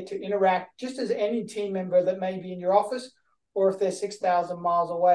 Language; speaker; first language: English; native; English